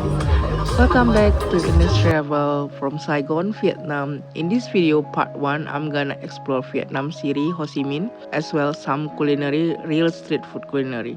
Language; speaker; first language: English; non-native, learner; Indonesian